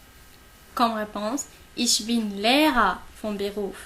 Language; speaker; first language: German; non-native, learner; Arabic